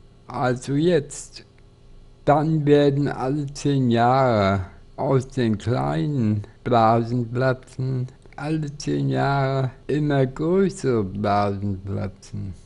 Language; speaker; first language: German; native; German